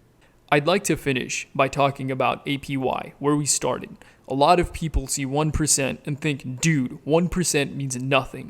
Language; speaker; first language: English; native; English